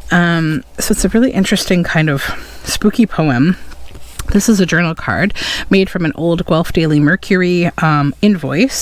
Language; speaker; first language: English; native; English